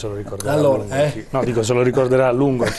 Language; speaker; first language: Italian; native; Italian